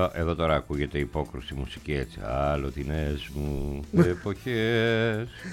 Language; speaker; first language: Greek; native; Greek